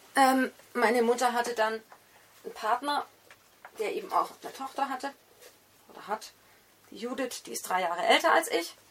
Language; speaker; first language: German; native; German